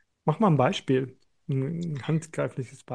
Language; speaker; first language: German; native; German